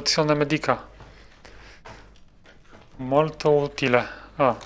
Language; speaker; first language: Italian; non-native, fluent; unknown